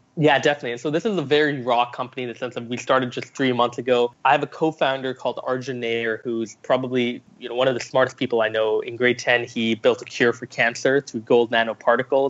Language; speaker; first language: English; early bilingual, other home language; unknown